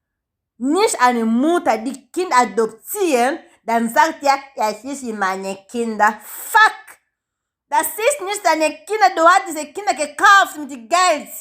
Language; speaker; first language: German; non-native, learner; Lingala